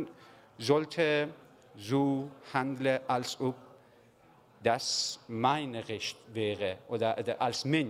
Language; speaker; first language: German; non-native, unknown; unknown